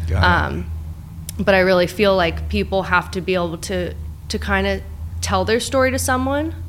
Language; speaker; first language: English; native; English